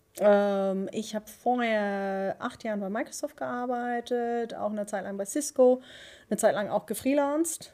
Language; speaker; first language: German; non-native, fluent; Dutch